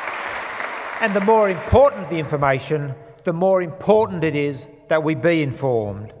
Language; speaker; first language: English; native; English